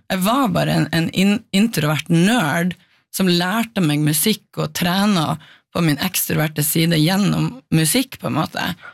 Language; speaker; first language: Norwegian; native; Norwegian